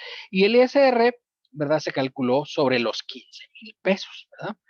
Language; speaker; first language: Spanish; native; Spanish